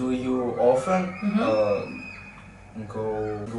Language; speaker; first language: English; non-native, learner; Russian